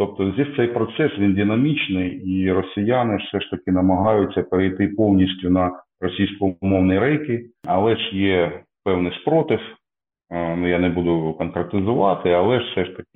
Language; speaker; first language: Ukrainian; non-native, local second language; Russian